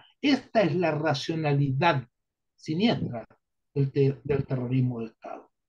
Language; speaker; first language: Spanish; native; Spanish